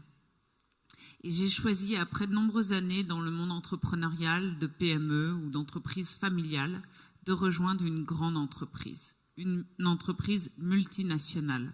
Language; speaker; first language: French; native; French